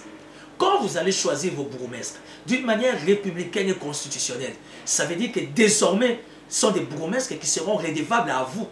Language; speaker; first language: French; non-native, local second language; Lingala